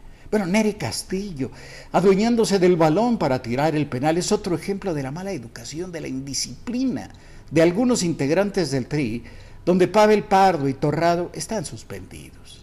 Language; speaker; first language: Spanish; native; Spanish